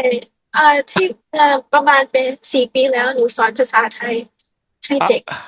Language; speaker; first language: Thai; early bilingual, heritage; Thai